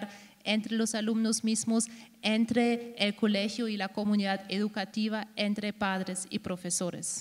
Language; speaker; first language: Spanish; non-native, fluent; German